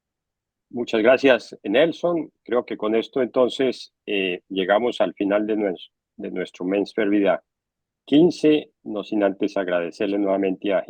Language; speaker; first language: Spanish; native; Spanish